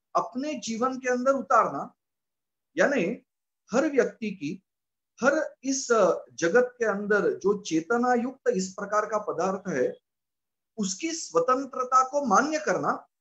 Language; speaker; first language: Hindi; non-native, local second language; Marathi